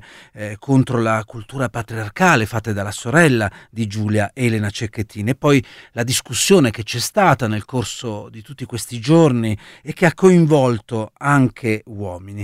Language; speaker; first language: Italian; native; Italian